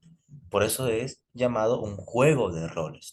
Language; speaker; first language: Spanish; native; Spanish